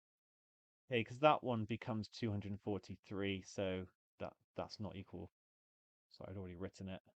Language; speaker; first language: English; native; English